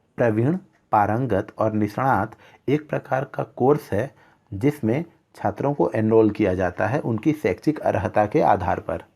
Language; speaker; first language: Hindi; native; Hindi